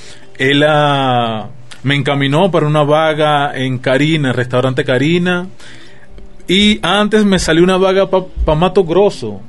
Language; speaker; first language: Portuguese; non-native, learner; Spanish